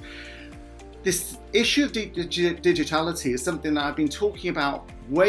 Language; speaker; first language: English; native; English